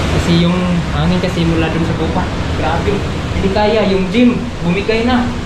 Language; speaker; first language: Filipino; non-native, local second language; Cebuano